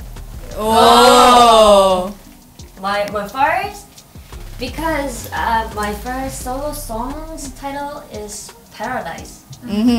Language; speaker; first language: English; non-native, learner; Korean